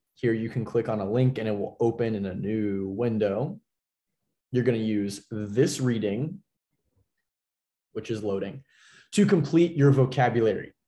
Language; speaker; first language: English; native; English